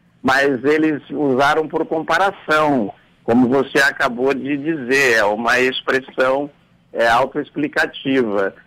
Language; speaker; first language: Portuguese; native; Portuguese